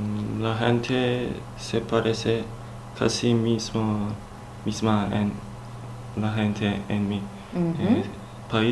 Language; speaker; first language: Spanish; non-native, learner; Turkish